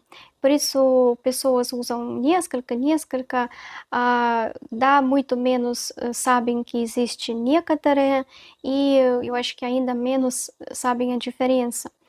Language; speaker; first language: Portuguese; non-native, fluent; Russian